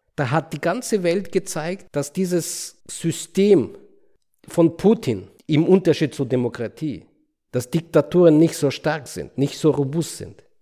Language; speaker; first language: German; non-native, fluent; Ukrainian